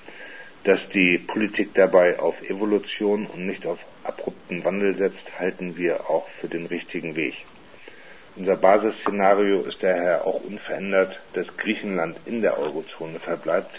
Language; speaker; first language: German; native; German